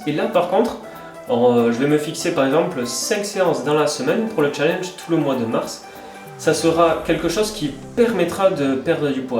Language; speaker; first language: French; native; French